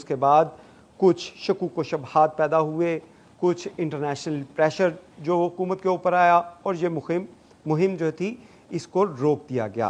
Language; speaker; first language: Urdu; native; Urdu